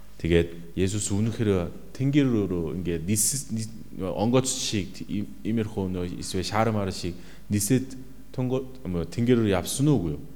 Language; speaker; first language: Mongolian; non-native, fluent; Korean